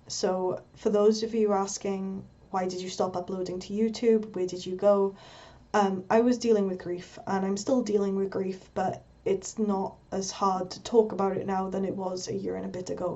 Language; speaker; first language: English; native; English